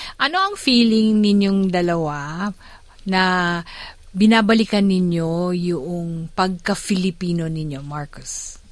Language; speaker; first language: Filipino; native; Filipino